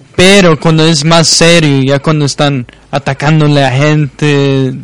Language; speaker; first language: Spanish; early bilingual, heritage; Spanish